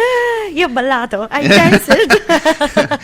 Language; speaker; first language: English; non-native, learner; Italian